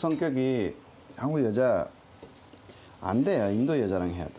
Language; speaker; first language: Korean; non-native, fluent; Hindi